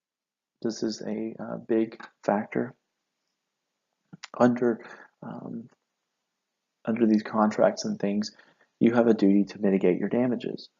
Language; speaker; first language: English; native; English